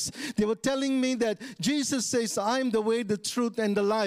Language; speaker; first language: English; non-native, local second language; Tamil